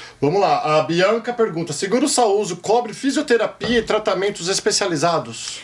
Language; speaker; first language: Portuguese; native; Portuguese